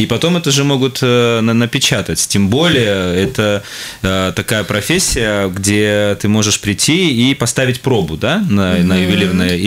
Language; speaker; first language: Russian; native; Russian